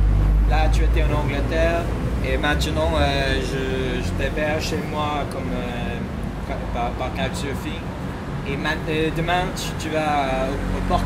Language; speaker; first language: French; non-native, fluent; English